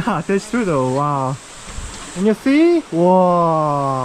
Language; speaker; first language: English; non-native, fluent; Korean